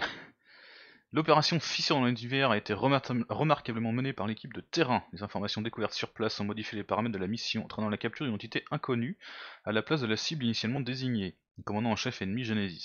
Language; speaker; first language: French; native; French